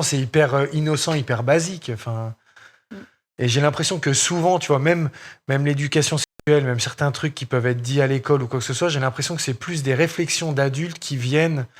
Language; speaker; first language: French; native; French